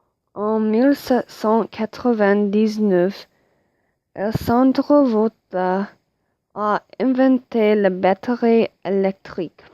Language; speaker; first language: French; non-native, learner; English